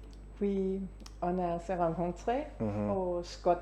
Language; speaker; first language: French; non-native, fluent; Danish